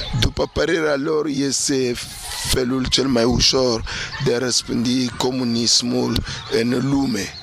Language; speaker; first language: Romanian; non-native, fluent; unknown